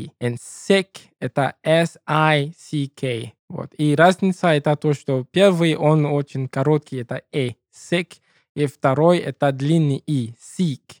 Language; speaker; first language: Russian; non-native, learner; English